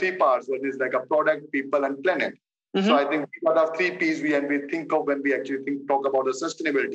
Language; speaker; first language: English; non-native, local second language; Hindi